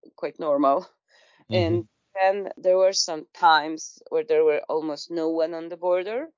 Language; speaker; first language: English; non-native, fluent; Polish